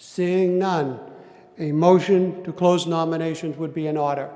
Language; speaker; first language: English; native; English